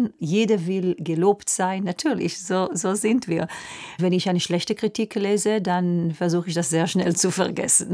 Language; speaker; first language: German; non-native, fluent; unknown